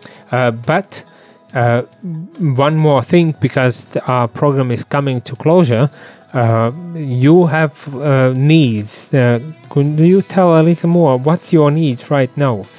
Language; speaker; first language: English; non-native, fluent; Latvian